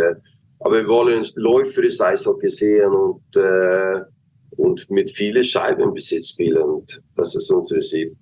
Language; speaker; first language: German; non-native, learner; Swedish